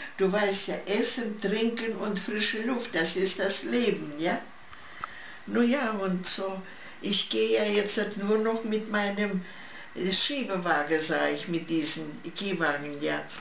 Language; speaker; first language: German; early bilingual, heritage; German